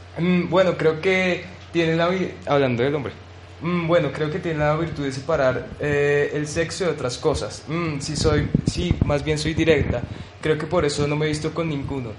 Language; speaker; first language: Spanish; native; Spanish